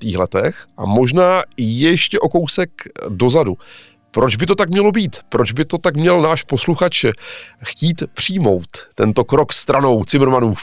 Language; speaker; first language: Czech; native; Czech